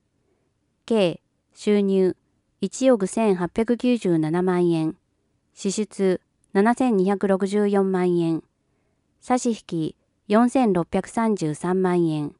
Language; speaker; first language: Japanese; native; Japanese